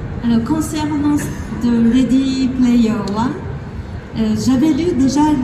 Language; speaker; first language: French; non-native, fluent; Japanese